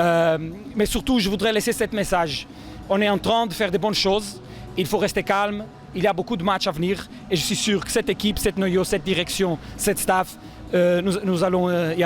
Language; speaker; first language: French; non-native, fluent; Portuguese